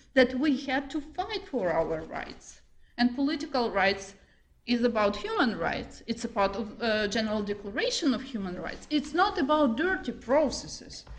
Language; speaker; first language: English; non-native, fluent; Ukrainian